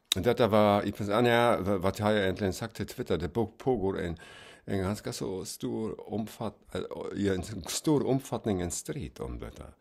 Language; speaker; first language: Swedish; non-native, fluent; German